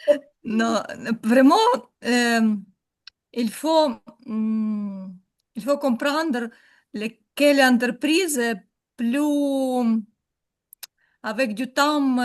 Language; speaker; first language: French; non-native, learner; Ukrainian